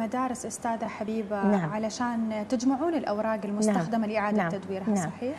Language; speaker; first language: Arabic; native; Arabic